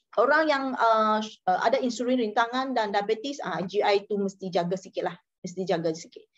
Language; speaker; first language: Malay; non-native, local second language; Chinese